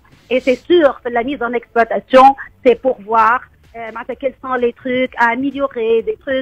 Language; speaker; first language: French; non-native, local second language; Arabic